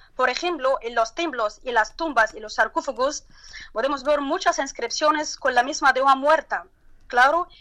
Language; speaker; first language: Spanish; non-native, learner; Turkish